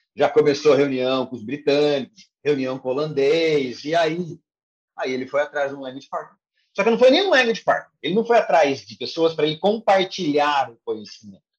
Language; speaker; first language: Portuguese; native; Portuguese